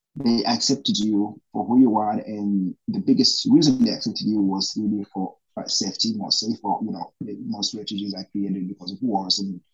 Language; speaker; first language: English; non-native, local second language; Rundi